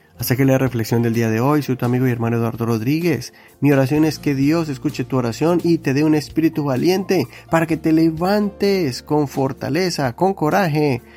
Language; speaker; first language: Spanish; native; Spanish